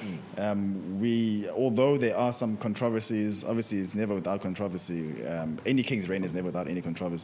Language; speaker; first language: English; non-native, local second language; Zulu